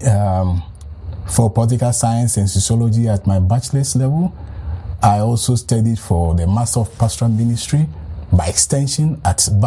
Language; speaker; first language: English; non-native, local second language; Akan